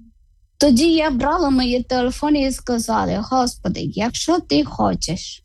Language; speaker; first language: Ukrainian; non-native, learner; Malayalam